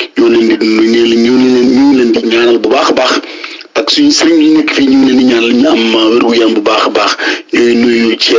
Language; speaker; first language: Wolof; non-native, local second language; Fula